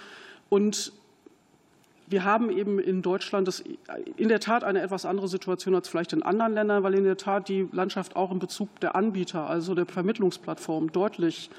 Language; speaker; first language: German; native; German